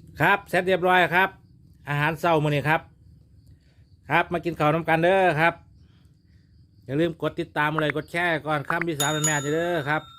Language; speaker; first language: Thai; non-native, local second language; Northeastern Thai